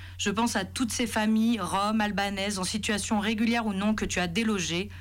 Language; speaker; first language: French; native; French